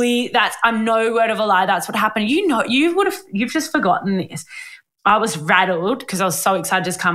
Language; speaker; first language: English; native; English